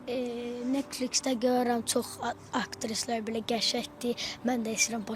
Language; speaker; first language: Azerbaijani; early bilingual, heritage; Azerbaijani